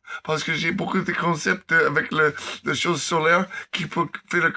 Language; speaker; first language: French; non-native, learner; English